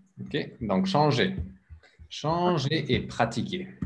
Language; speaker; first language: French; non-native, learner; English